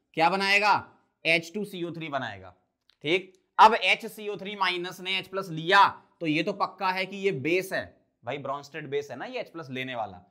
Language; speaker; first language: Hindi; native; Hindi